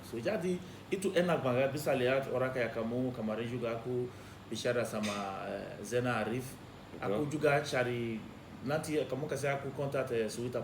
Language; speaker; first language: Indonesian; non-native, fluent; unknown